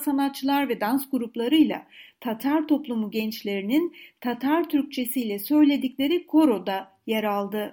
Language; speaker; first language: Turkish; native; Turkish